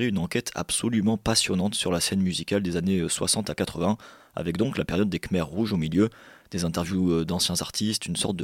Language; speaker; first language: French; native; French